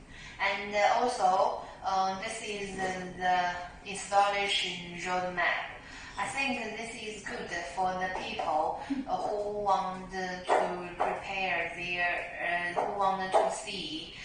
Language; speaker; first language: English; non-native, learner; Chinese